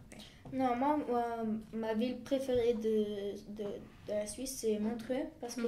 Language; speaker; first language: French; non-native, fluent; Bulgarian